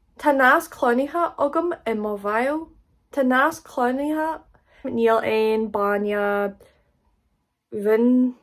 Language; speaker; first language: Irish; non-native, local second language; English